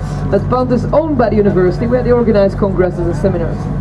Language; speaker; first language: English; non-native, fluent; Dutch